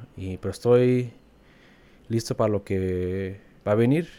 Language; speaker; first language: Spanish; early bilingual, heritage; Spanish